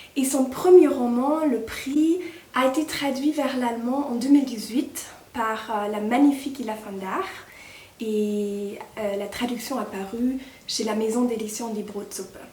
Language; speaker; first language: French; non-native, fluent; German